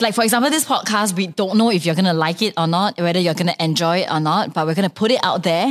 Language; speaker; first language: English; non-native, local second language; Chinese